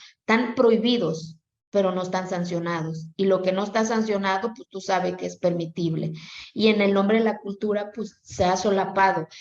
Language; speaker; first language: Spanish; non-native, local second language; Zapotec